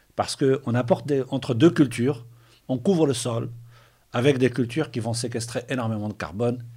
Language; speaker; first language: French; non-native, local second language; Arabic